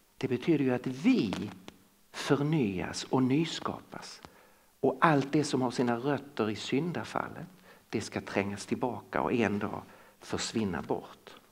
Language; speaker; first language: Swedish; native; Swedish